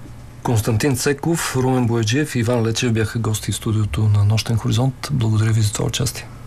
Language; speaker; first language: Bulgarian; native; Bulgarian